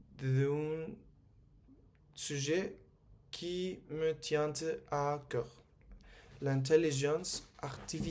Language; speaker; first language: French; non-native, learner; Spanish